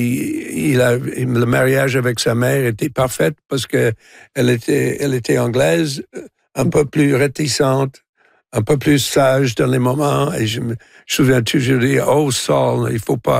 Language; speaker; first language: French; non-native, local second language; English